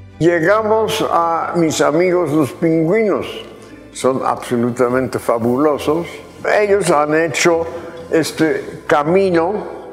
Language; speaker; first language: Spanish; non-native, fluent; Dutch